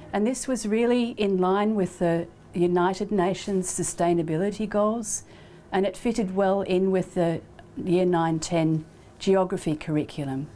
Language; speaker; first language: English; native; English